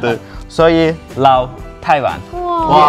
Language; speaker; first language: Chinese; non-native, fluent; Turkish